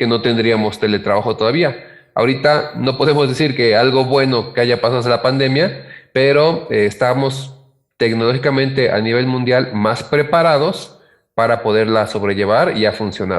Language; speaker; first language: Spanish; native; Spanish